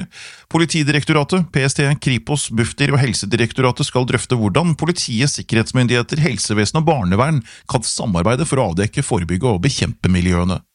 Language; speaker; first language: Norwegian; native; Norwegian